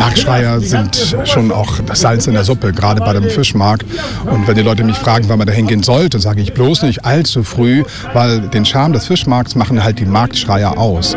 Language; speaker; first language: German; native; German